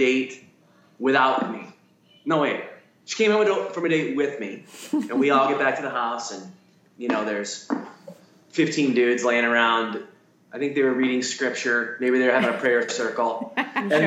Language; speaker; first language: English; native; English